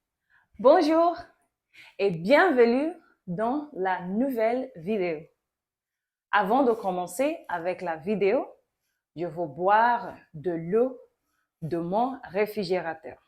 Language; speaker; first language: French; non-native, local second language; Yoruba